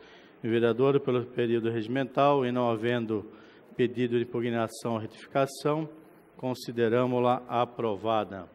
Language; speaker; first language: Portuguese; native; Portuguese